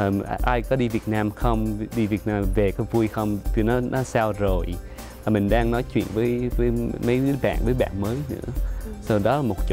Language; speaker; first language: Vietnamese; early bilingual, other home language; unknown